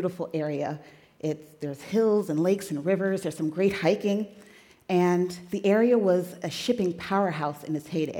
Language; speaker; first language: English; native; English